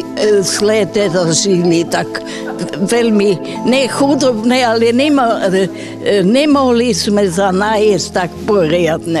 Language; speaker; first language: Slovak; non-native, fluent; German